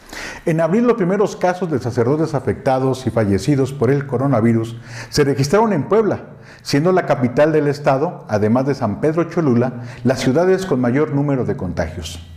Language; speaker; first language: Spanish; native; Spanish